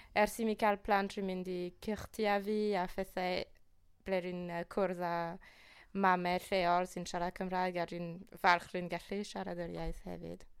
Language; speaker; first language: Welsh; non-native, fluent; French